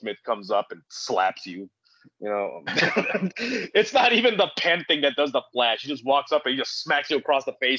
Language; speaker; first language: English; native; English